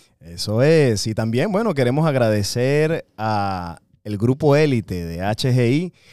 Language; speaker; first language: Spanish; native; Spanish